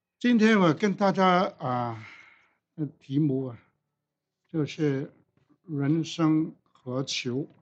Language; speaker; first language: Chinese; non-native, local second language; Cantonese